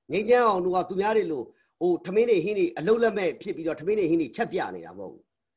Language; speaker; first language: Burmese; native; Burmese